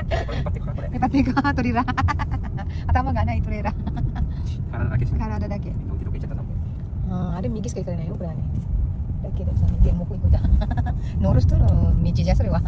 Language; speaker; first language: Japanese; non-native, learner; Filipino